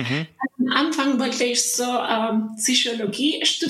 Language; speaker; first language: German; non-native, learner; Spanish